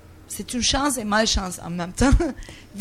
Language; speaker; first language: French; non-native, learner; Turkish